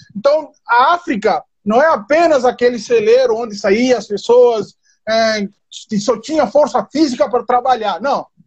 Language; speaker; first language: Portuguese; non-native, local second language; Upper Guinea Crioulo